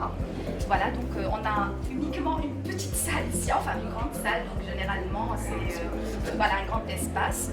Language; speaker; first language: French; non-native, local second language; Arabic